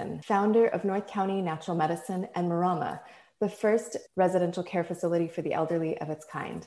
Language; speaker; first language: English; native; English